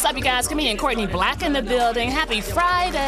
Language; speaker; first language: English; native; English